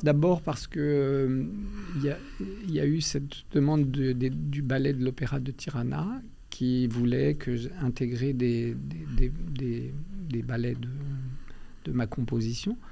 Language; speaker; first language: French; early bilingual, other home language; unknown